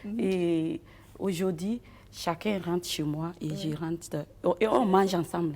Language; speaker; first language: French; non-native, local second language; Fula